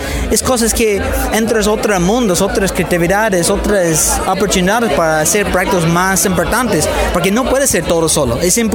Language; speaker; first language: Spanish; non-native, fluent; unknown